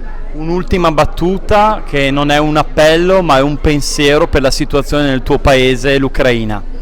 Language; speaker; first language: Italian; native; Italian